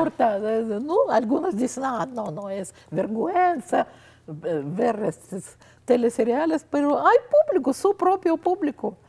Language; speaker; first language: Spanish; non-native, fluent; Russian